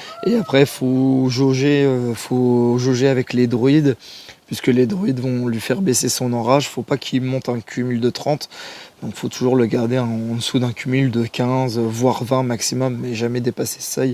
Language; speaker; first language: French; native; French